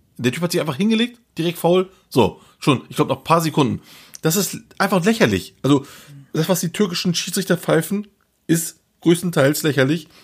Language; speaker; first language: German; early bilingual, other home language; Turkish